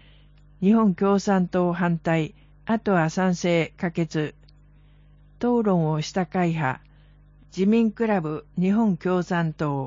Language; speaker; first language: Japanese; native; Japanese